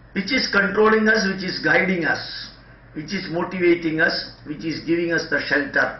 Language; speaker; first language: English; non-native, local second language; Malayalam